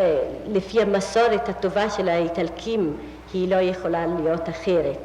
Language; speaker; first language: Hebrew; non-native, fluent; Italian